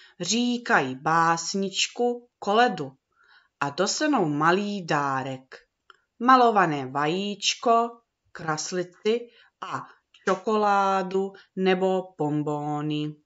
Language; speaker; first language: Czech; early bilingual, heritage; Czech